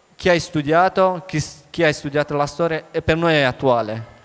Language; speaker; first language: Italian; early bilingual, other home language; Persian